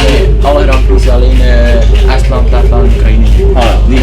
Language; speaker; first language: Dutch; native; Dutch